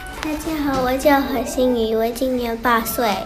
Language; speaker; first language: Chinese; early bilingual, heritage; Chinese